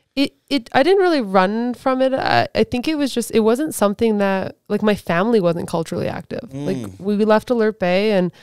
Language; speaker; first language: English; native; English